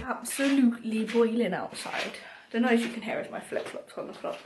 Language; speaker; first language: English; native; English